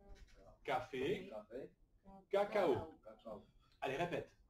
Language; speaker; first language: French; native; French